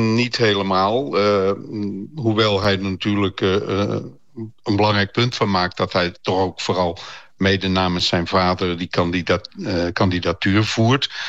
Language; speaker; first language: Dutch; native; Dutch